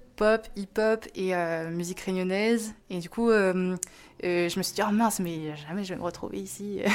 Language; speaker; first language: French; native; French